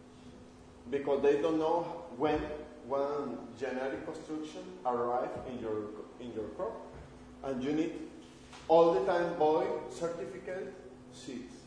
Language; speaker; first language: English; non-native, learner; Spanish